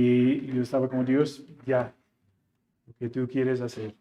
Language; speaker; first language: Spanish; non-native, fluent; English